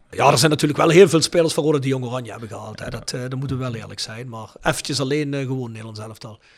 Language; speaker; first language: Dutch; native; Dutch